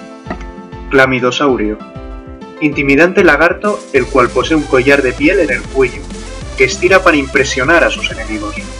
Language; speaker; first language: Spanish; native; Spanish